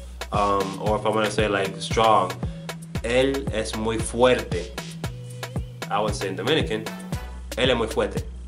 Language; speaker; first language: Spanish; non-native, fluent; English